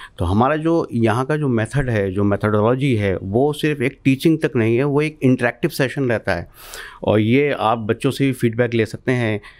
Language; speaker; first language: Hindi; native; Hindi